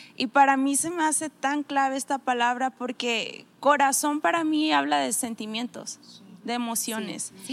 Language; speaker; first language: Spanish; native; Spanish